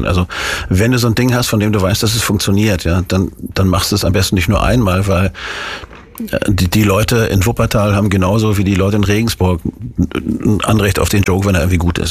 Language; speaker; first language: German; native; German